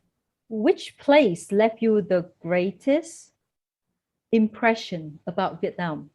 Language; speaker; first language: English; non-native, fluent; Vietnamese